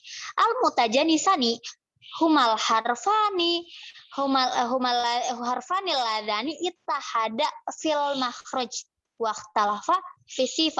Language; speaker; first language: Arabic; non-native, learner; Indonesian